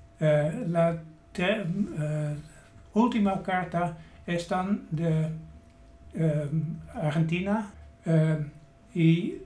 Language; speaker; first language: Spanish; non-native, learner; Dutch